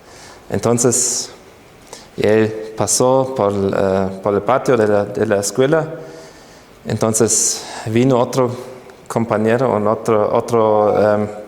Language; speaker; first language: Spanish; non-native, fluent; German